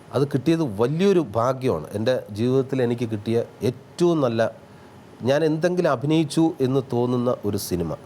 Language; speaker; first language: Malayalam; native; Malayalam